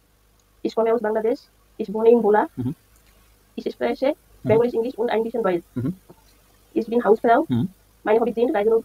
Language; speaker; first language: German; non-native, learner; Bangla